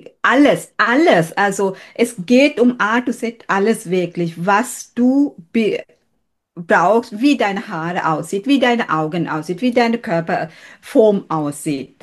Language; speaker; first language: German; non-native, fluent; Sinhala